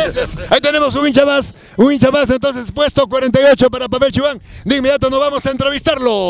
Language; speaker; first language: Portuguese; non-native, learner; Spanish